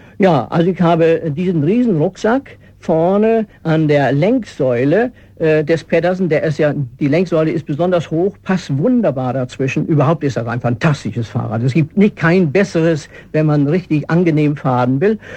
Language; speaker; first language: German; native; German